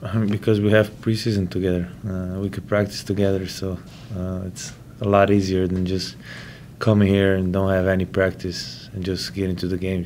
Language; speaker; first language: English; non-native, fluent; Slovenian